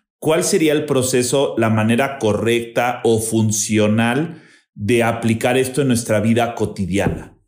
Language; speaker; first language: Spanish; native; Spanish